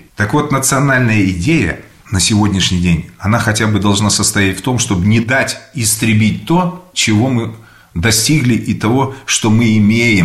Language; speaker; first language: Russian; native; Russian